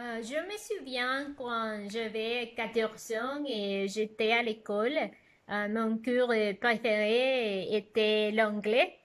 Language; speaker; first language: French; non-native, fluent; Spanish